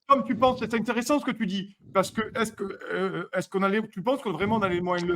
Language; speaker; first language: French; native; French